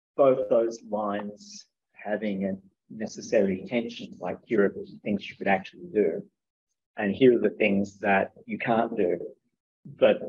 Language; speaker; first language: English; native; English